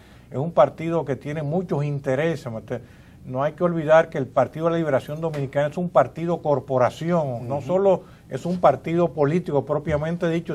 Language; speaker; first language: Spanish; native; Spanish